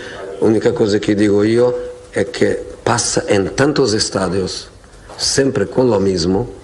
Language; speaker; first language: Spanish; non-native, fluent; Portuguese